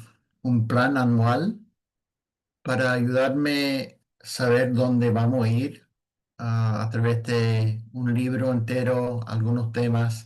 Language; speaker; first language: Spanish; non-native, fluent; English